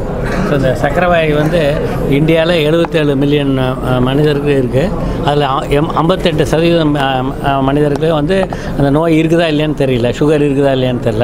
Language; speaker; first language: Tamil; native; Tamil